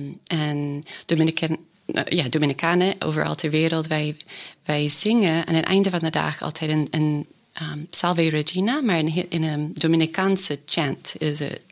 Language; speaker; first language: Dutch; non-native, fluent; English